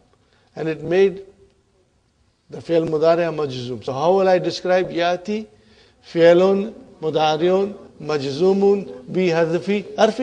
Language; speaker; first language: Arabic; non-native, fluent; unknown